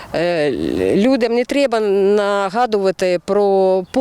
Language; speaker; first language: Ukrainian; non-native, learner; Uzbek